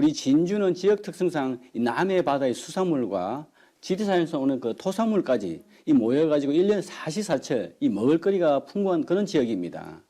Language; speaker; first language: Korean; native; Korean